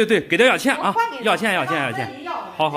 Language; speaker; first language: Chinese; native; Chinese